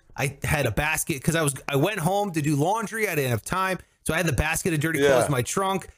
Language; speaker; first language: English; native; English